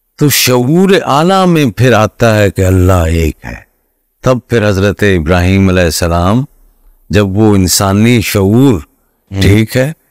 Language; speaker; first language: Urdu; non-native, local second language; Punjabi